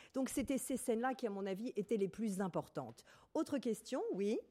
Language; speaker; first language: French; native; French